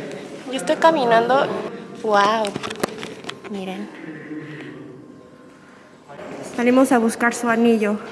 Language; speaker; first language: Spanish; early bilingual, other home language; Korean